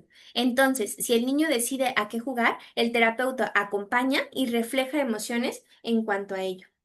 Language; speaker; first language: Spanish; native; Spanish